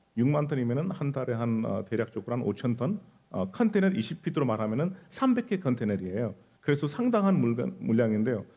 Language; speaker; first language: Korean; non-native, fluent; Hindi